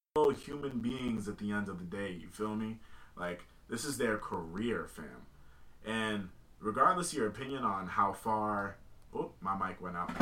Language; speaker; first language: English; native; English